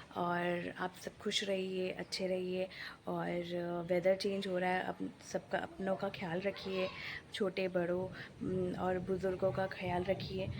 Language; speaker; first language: Hindi; non-native, local second language; Bangla